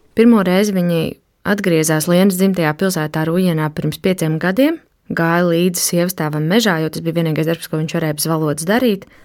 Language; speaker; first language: Latvian; native; Latvian